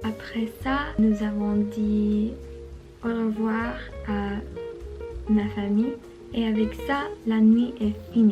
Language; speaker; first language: French; non-native, learner; Spanish